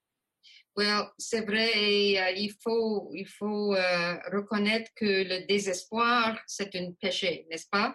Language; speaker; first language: French; non-native, local second language; English